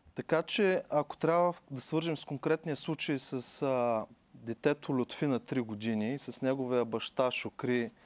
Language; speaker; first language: Bulgarian; native; Bulgarian